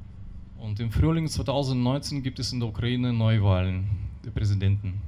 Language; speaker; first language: German; non-native, learner; Russian